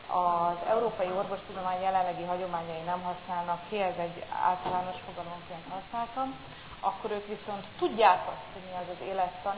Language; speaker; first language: Hungarian; native; Hungarian